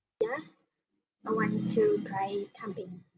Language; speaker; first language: English; non-native, learner; Vietnamese